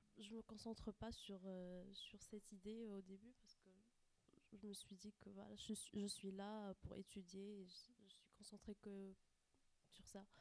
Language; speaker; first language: French; non-native, local second language; Arabic